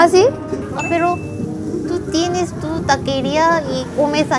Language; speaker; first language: Spanish; non-native, learner; Korean